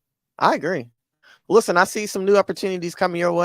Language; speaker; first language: English; native; English